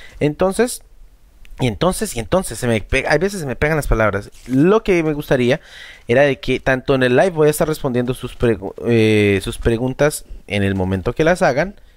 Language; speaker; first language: Spanish; native; Spanish